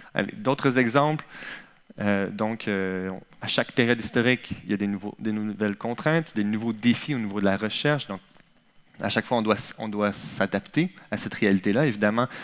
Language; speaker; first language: French; native; French